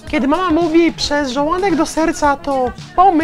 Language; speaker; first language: Polish; native; Polish